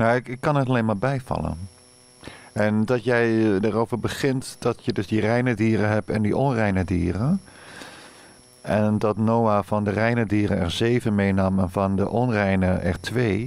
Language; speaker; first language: Dutch; native; Dutch